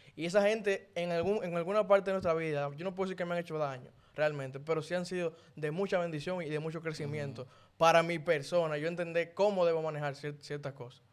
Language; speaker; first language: Spanish; native; Spanish